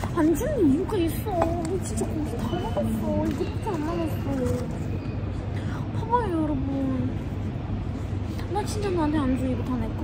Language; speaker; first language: Korean; native; Korean